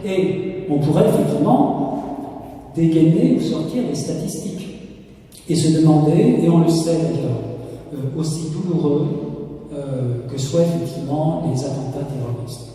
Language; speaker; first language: French; native; French